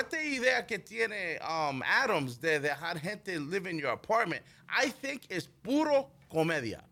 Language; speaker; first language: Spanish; early bilingual, heritage; Spanish